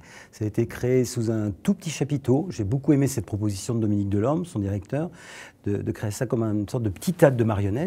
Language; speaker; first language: French; native; French